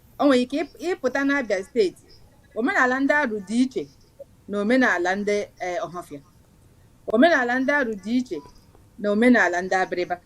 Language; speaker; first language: Igbo; native; Igbo